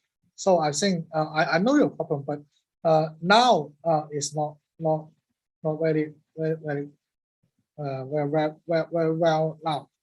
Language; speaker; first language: English; non-native, learner; Cantonese